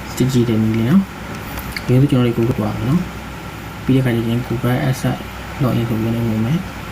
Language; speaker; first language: Burmese; native; Burmese